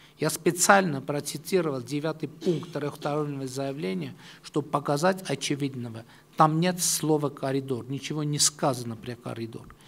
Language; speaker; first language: Russian; non-native, local second language; Armenian